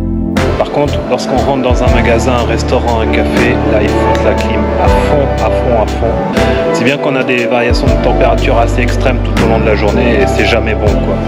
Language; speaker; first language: French; native; French